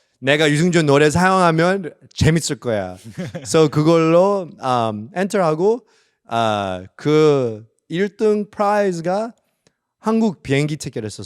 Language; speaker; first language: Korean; early bilingual, heritage; English